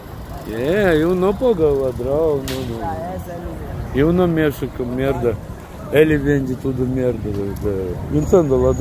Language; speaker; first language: Portuguese; non-native, learner; English